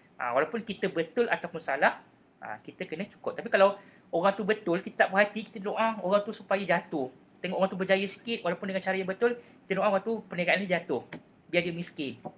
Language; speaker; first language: Malay; native; Malay